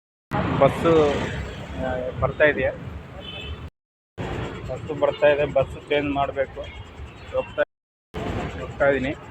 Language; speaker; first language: Kannada; non-native, learner; Telugu